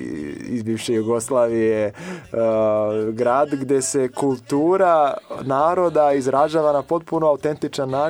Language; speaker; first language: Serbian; non-native, fluent; Portuguese